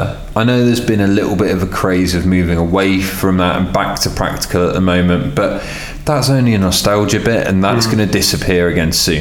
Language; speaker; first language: English; native; English